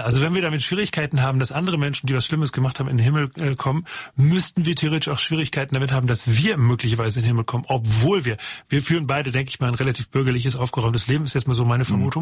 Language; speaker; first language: German; native; German